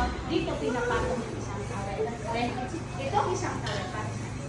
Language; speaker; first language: Filipino; native; Filipino